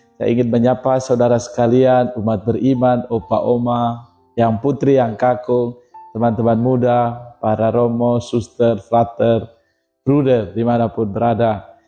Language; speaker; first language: Indonesian; native; Indonesian